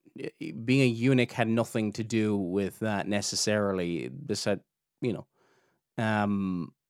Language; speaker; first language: English; native; English